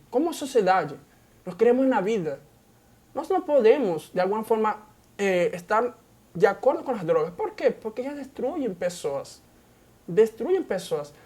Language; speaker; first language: Portuguese; non-native, fluent; Spanish